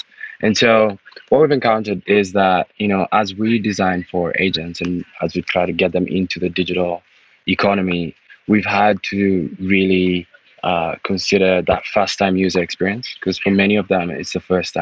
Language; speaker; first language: English; non-native, local second language; Ganda